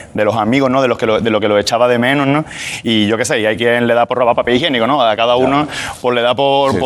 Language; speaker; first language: Spanish; native; Spanish